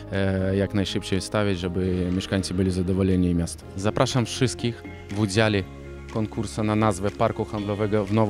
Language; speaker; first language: Polish; non-native, fluent; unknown